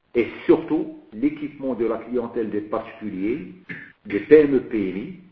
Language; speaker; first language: French; non-native, local second language; Arabic